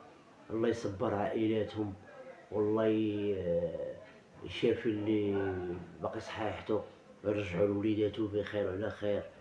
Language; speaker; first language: Arabic; native; Arabic